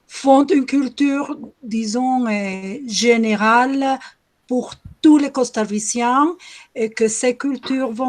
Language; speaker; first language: French; non-native, fluent; Spanish